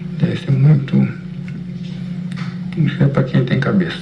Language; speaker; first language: Portuguese; native; Portuguese